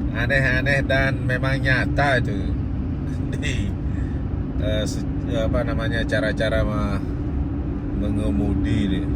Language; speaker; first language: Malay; non-native, local second language; Balinese